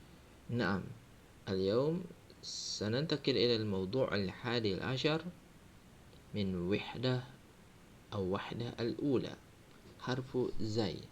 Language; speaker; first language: Arabic; non-native, fluent; Indonesian